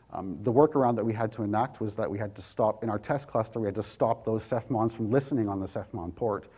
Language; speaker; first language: English; native; English